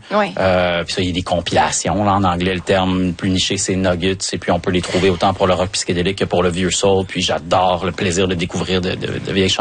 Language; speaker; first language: French; native; French